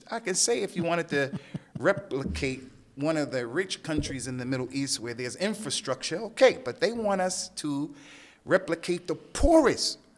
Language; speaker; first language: English; native; English